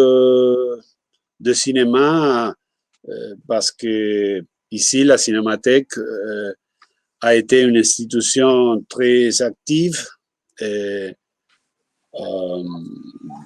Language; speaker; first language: French; non-native, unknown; Spanish